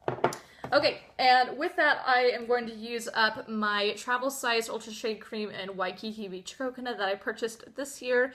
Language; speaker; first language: English; native; English